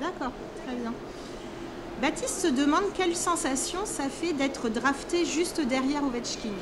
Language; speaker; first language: French; native; French